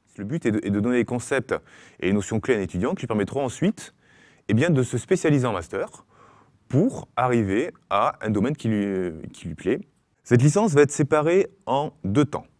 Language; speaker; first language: French; native; French